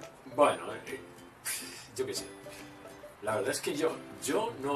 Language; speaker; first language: Spanish; native; Spanish